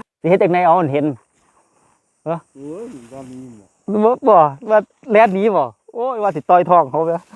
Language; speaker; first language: Thai; non-native, local second language; Northeastern Thai